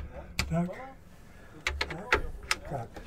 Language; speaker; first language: Russian; non-native, learner; German